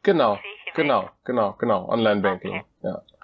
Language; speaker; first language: German; native; German